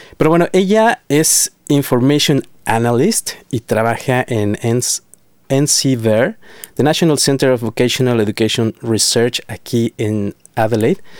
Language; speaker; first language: Spanish; native; Spanish